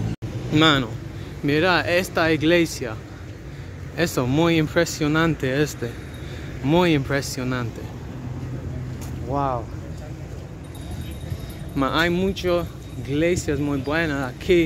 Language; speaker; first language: Spanish; non-native, learner; English